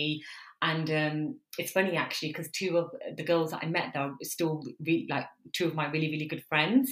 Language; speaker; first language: English; native; English